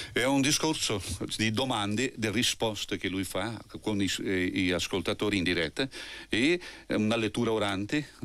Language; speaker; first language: Italian; non-native, fluent; Portuguese